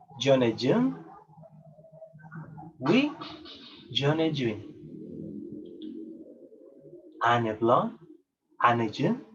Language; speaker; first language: French; non-native, learner; Spanish